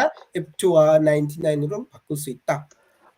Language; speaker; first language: Korean; non-native, fluent; Bangla